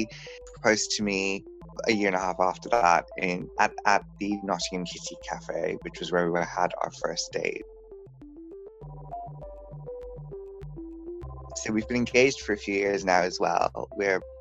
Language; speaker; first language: English; non-native, local second language; Bangla